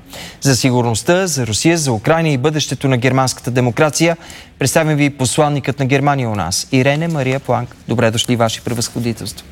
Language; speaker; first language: Bulgarian; native; Bulgarian